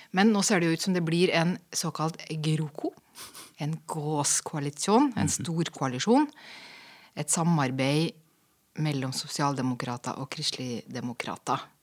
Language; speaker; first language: Norwegian; native; Norwegian